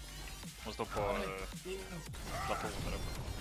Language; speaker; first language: Swedish; native; Swedish